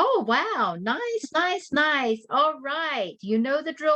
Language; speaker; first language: English; native; English